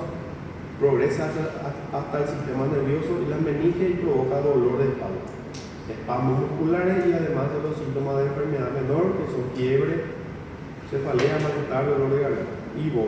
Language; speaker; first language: Spanish; native; Spanish